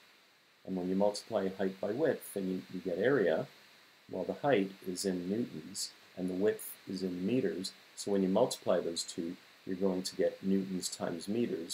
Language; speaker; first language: English; native; English